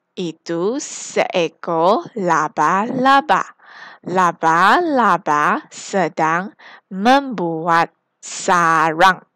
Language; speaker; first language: Malay; non-native, local second language; Chinese